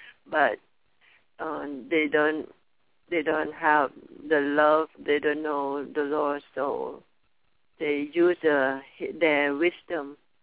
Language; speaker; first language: English; non-native, learner; Thai